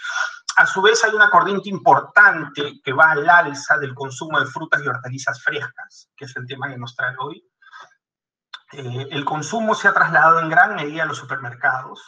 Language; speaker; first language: Spanish; native; Spanish